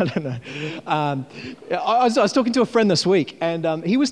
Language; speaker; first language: English; native; English